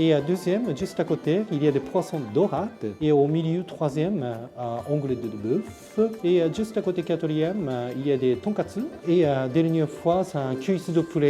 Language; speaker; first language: French; non-native, learner; Japanese